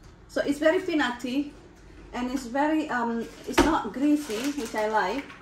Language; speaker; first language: English; non-native, fluent; Indonesian